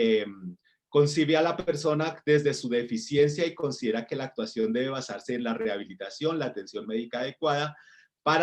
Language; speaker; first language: Spanish; native; Spanish